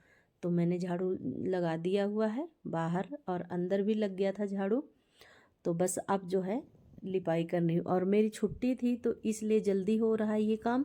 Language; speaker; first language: Hindi; native; Hindi